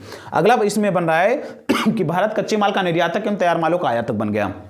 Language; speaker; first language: Hindi; native; Hindi